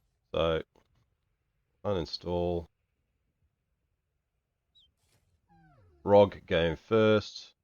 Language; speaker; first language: English; native; English